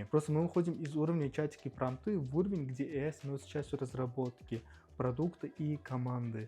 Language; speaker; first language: Russian; native; Russian